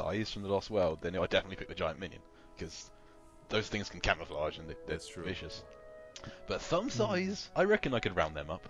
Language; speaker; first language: English; native; English